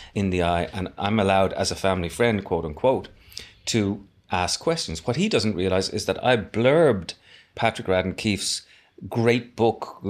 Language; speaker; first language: English; native; English